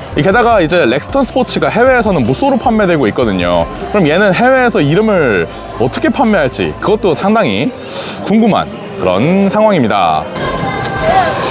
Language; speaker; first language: Korean; native; Korean